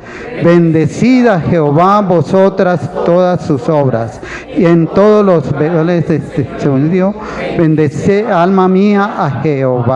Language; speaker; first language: Spanish; native; Spanish